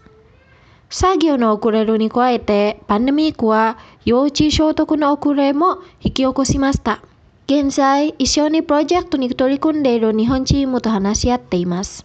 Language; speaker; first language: Japanese; non-native, fluent; Indonesian